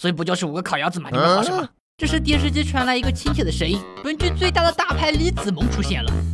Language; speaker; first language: Chinese; native; Chinese